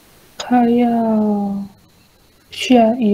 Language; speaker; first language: Chinese; non-native, learner; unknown